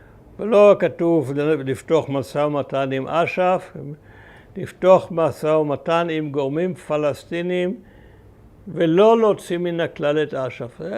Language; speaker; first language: Hebrew; early bilingual, other home language; German